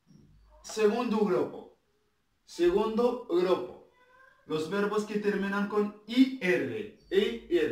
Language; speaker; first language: Spanish; non-native, fluent; Arabic